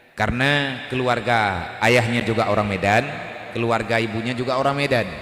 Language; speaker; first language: Malay; non-native, local second language; Achinese